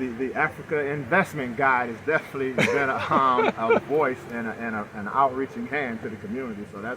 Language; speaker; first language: English; native; English